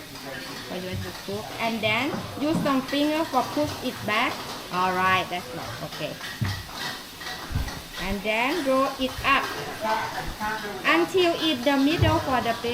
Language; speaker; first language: English; non-native, learner; Thai